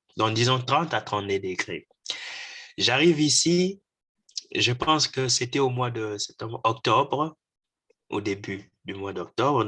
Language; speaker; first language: French; non-native, local second language; Lingala